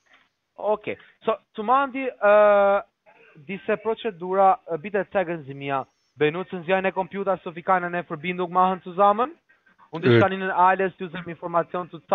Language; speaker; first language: German; non-native, learner; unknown